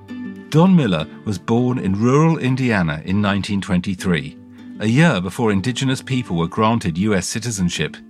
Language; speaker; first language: English; native; English